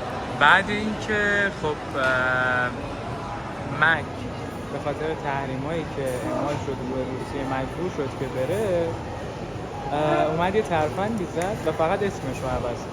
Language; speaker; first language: Persian; native; Persian